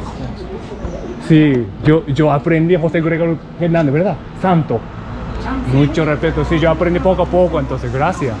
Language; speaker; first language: Spanish; non-native, learner; Japanese